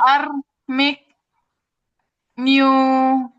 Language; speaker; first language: English; non-native, learner; Indonesian